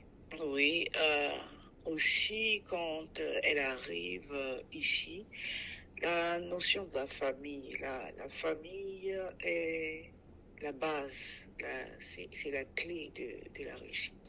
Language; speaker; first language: French; non-native, local second language; Sango